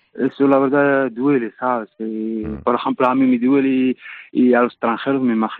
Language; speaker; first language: Spanish; non-native, fluent; Arabic